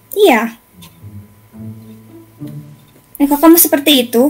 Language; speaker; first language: Indonesian; non-native, fluent; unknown